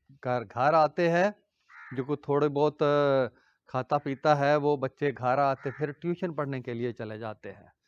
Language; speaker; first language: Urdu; non-native, local second language; Punjabi